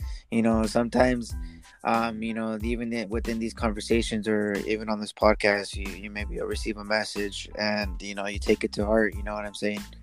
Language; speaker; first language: English; native; English